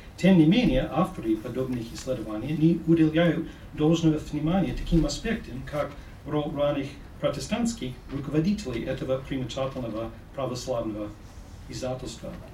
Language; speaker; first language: Russian; non-native, fluent; English